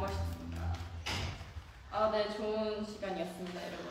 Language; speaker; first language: Korean; non-native, fluent; Indonesian